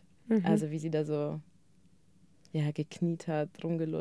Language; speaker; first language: German; native; German